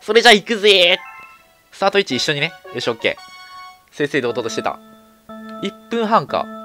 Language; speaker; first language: Japanese; native; Japanese